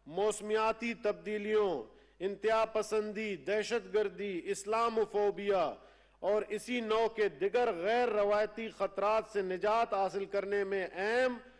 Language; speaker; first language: Urdu; non-native, local second language; Baluchi